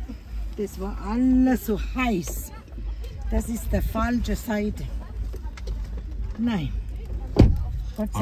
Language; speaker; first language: German; non-native, learner; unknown